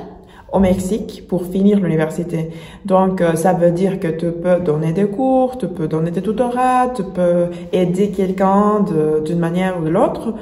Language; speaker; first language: French; non-native, fluent; Spanish